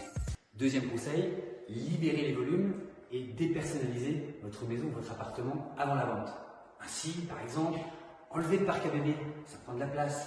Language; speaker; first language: French; native; French